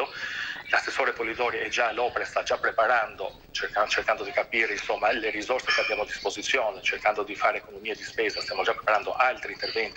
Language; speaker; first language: Italian; native; Italian